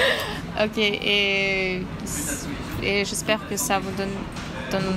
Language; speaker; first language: French; non-native, learner; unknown